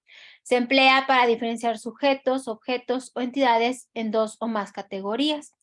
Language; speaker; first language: Spanish; native; Spanish